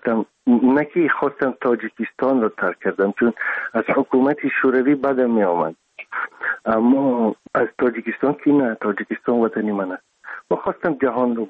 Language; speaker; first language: Persian; non-native, local second language; Russian